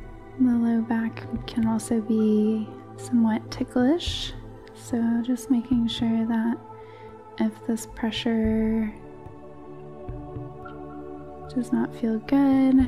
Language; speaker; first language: English; native; English